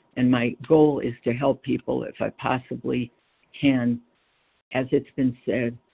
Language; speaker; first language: English; native; English